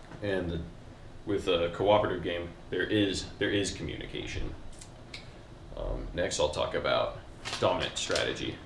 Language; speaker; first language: English; native; English